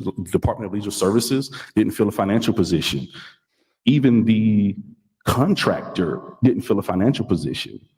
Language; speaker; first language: English; native; English